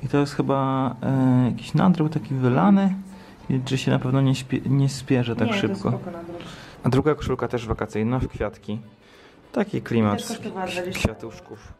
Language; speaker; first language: Polish; native; Polish